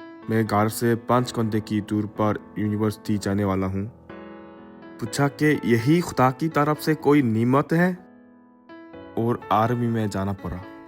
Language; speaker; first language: Urdu; non-native, learner; Korean